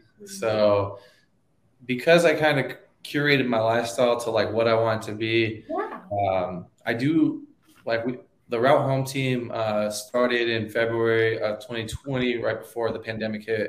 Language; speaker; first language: English; native; English